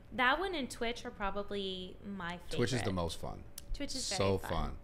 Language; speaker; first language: English; native; English